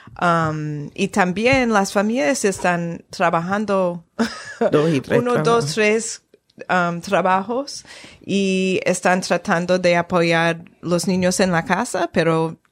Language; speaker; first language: Spanish; non-native, fluent; English